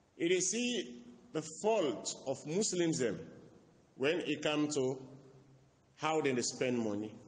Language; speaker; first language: English; non-native, local second language; Krio